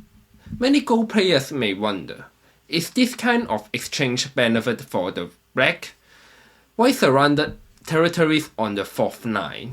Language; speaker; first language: English; non-native, fluent; Chinese